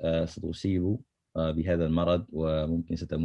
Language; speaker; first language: Arabic; non-native, learner; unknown